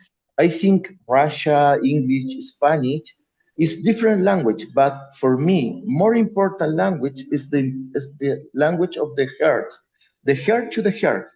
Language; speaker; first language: English; non-native, learner; Spanish